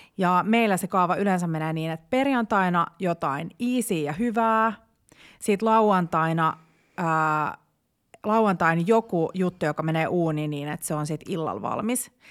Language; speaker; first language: Finnish; native; Finnish